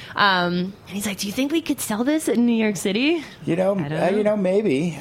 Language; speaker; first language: English; native; English